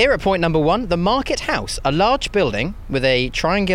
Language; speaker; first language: English; native; English